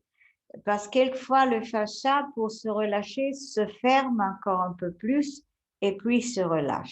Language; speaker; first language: French; non-native, fluent; Italian